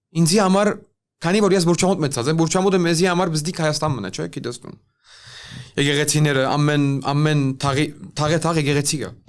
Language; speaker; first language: Armenian; early bilingual, heritage; Armenian